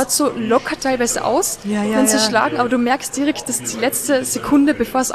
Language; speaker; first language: German; native; German